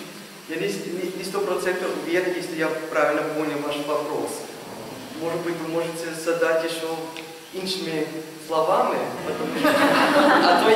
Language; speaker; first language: Russian; non-native, fluent; German